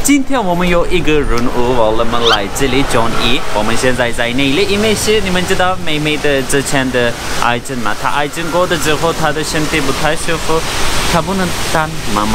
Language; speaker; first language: Chinese; non-native, learner; Turkish